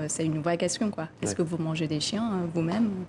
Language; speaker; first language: French; non-native, learner; Chinese